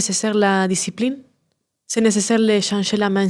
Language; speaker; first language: French; non-native, learner; Spanish